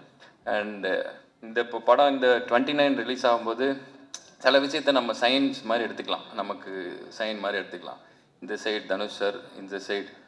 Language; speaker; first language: Tamil; native; Tamil